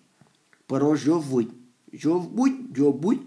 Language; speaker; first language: Catalan; non-native, learner; Spanish